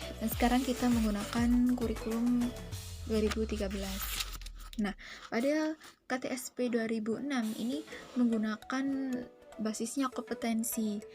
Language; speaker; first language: Indonesian; native; Indonesian